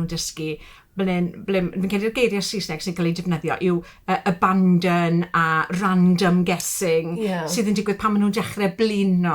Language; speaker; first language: Welsh; native; Welsh